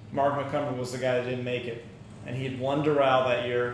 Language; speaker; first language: English; native; English